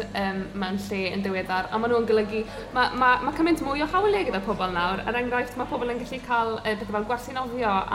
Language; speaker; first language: Welsh; native; Welsh